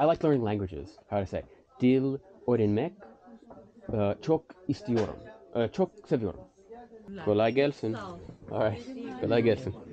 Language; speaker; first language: Turkish; non-native, learner; English